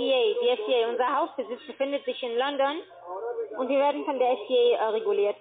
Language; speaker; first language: German; non-native, fluent; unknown